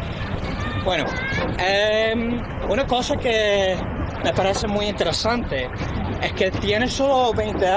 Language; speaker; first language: Spanish; non-native, fluent; English